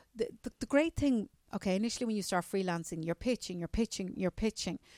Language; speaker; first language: English; native; English